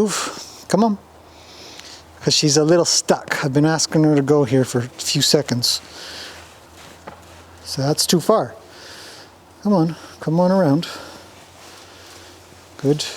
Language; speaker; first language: English; native; English